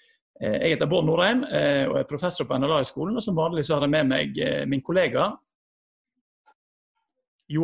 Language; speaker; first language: Norwegian; native; Norwegian